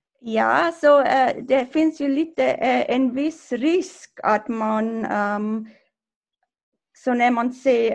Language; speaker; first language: Swedish; non-native, fluent; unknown